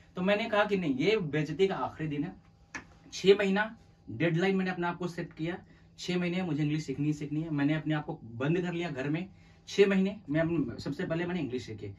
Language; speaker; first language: Hindi; native; Hindi